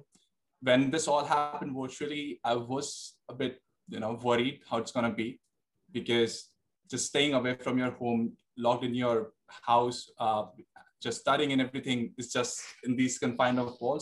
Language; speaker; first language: English; non-native, local second language; Hindi